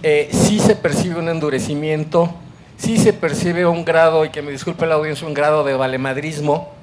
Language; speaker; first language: Spanish; native; Spanish